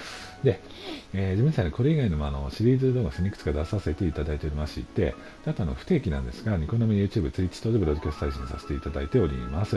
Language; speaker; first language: Japanese; native; Japanese